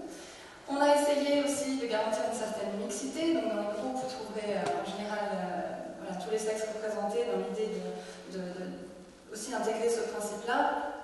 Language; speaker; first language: French; native; French